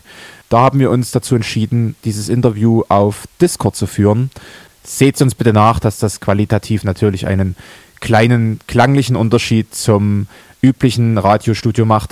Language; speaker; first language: German; native; German